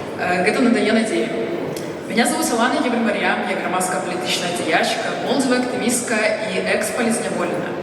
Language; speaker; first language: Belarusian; non-native, local second language; Russian